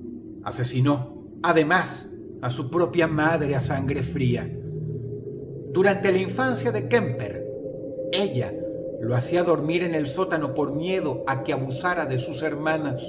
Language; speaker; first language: Spanish; native; Spanish